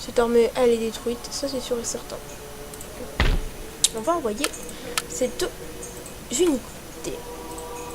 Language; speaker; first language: French; native; French